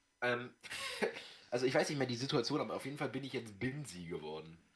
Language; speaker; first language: German; native; German